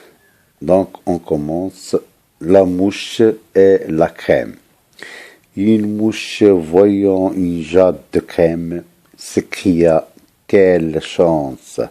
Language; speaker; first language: French; non-native, local second language; Arabic